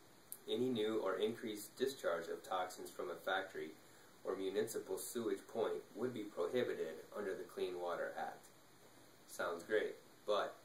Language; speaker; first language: English; native; English